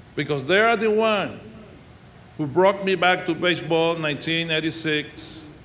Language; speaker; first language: English; non-native, fluent; Spanish